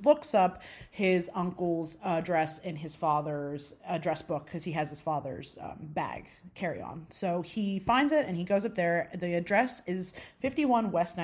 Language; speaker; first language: English; native; English